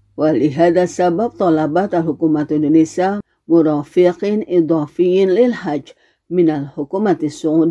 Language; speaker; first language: Arabic; non-native, fluent; Indonesian